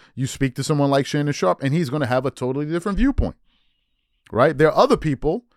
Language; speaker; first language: English; native; English